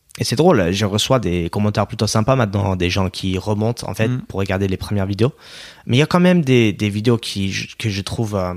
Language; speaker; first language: French; non-native, fluent; English